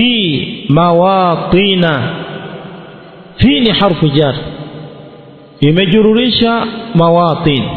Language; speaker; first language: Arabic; non-native, fluent; Swahili